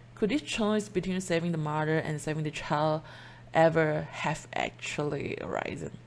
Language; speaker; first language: English; non-native, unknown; Chinese